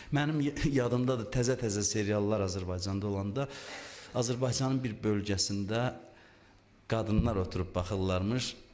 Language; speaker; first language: Azerbaijani; native; Azerbaijani